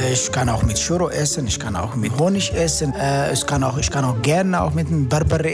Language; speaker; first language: German; non-native, fluent; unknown